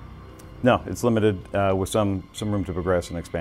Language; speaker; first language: English; native; English